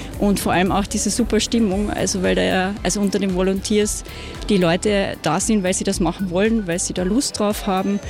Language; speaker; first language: German; native; German